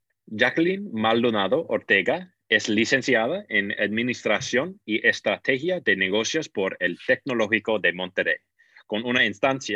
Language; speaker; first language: Spanish; non-native, fluent; English